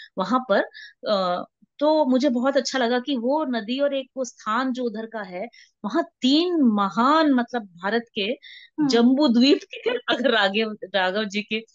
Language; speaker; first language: Hindi; native; Hindi